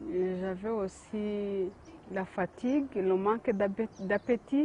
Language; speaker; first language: French; non-native, learner; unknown